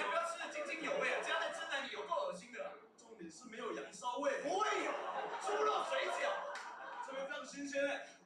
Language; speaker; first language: Chinese; native; Chinese